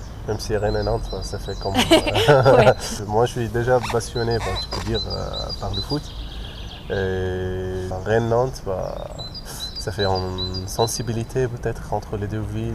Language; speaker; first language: French; non-native, fluent; Arabic